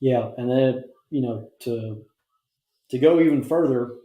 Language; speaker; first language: English; native; English